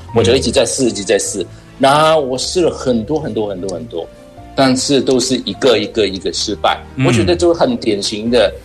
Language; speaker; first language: Chinese; non-native, local second language; Cantonese